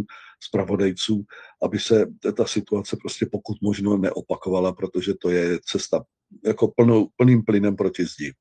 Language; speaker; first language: Czech; native; Czech